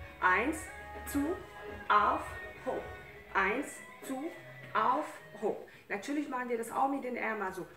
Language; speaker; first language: German; non-native, fluent; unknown